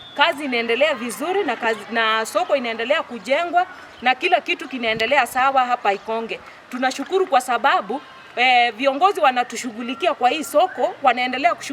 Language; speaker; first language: Swahili; non-native, local second language; Gusii